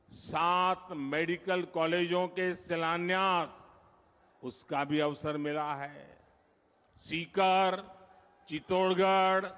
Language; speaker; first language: Hindi; non-native, local second language; Gujarati